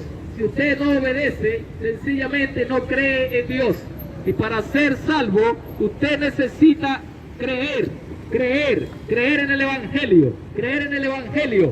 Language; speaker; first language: Spanish; native; Spanish